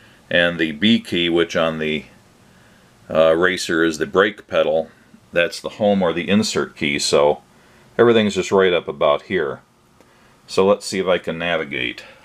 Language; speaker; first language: English; native; English